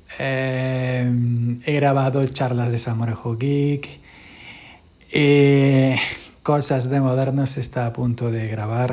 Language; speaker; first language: Spanish; native; Spanish